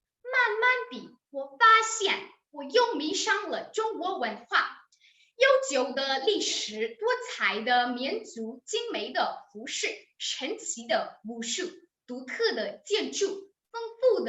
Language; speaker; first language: Chinese; non-native, learner; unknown